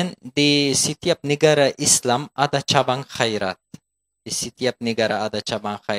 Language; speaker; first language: Indonesian; non-native, fluent; Turkish